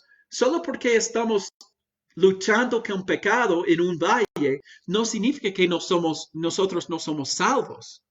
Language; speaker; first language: Spanish; non-native, fluent; English